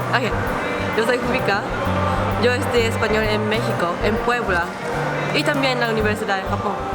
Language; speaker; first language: Spanish; non-native, fluent; Japanese